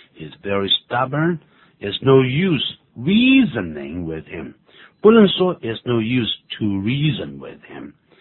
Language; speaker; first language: English; non-native, fluent; Chinese